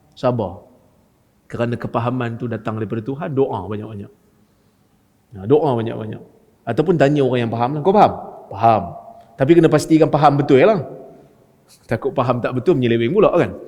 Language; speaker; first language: Malay; native; Malay